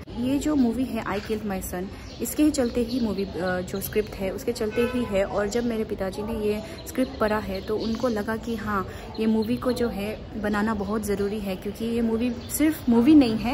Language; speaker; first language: Hindi; non-native, local second language; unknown